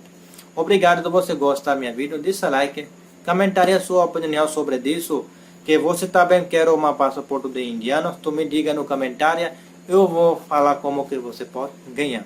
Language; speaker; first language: Portuguese; non-native, learner; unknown